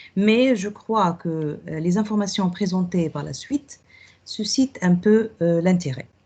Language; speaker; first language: French; non-native, local second language; Arabic